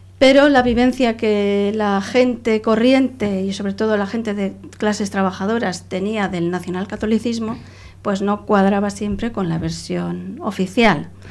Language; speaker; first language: Spanish; non-native, local second language; Catalan